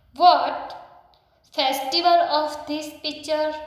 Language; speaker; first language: English; non-native, local second language; Gujarati